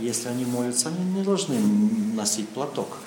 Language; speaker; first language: Czech; non-native, learner; Russian